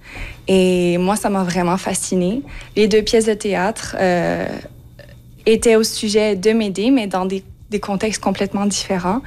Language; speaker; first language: French; non-native, local second language; English